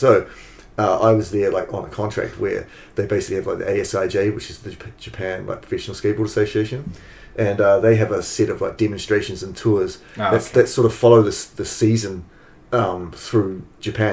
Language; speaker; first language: English; native; English